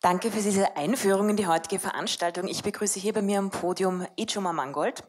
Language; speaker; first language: German; native; German